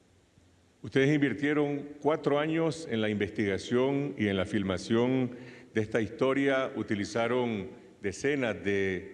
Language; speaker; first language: Spanish; native; Spanish